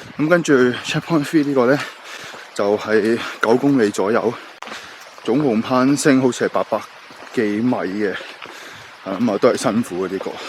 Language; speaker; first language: Cantonese; native; Cantonese